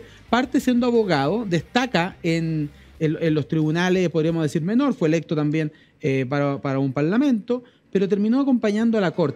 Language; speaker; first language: Spanish; native; Spanish